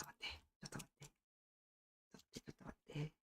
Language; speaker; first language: Japanese; non-native, learner; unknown